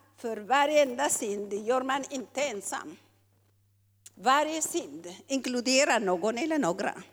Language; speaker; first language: Swedish; non-native, fluent; Tigrinya